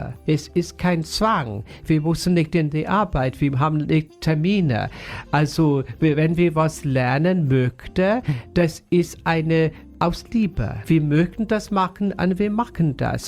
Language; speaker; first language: German; non-native, fluent; English